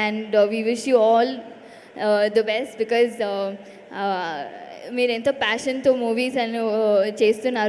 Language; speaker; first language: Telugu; non-native, local second language; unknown